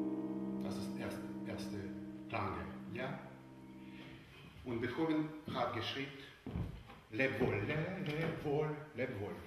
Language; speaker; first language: German; non-native, learner; Russian